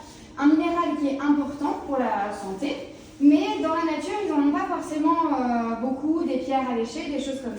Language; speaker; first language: French; native; French